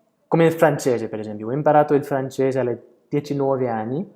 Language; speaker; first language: Italian; non-native, learner; English